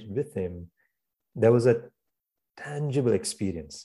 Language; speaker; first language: English; non-native, local second language; Gujarati